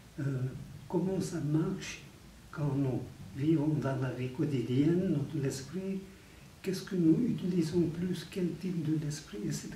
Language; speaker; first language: French; non-native, fluent; Tibetan